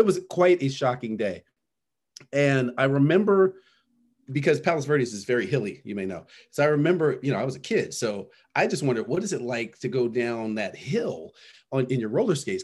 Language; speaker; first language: English; native; English